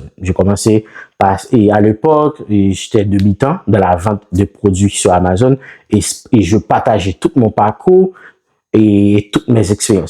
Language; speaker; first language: French; non-native, local second language; Haitian Creole